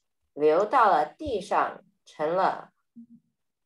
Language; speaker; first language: Chinese; early bilingual, heritage; Chinese